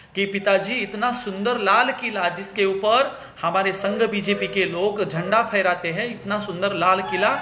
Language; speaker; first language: Hindi; non-native, local second language; Marathi